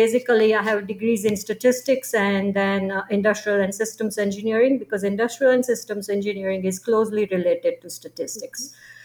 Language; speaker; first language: English; non-native, local second language; Gujarati